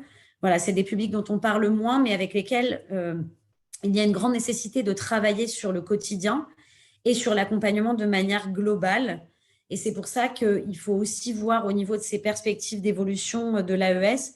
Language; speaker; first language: French; native; French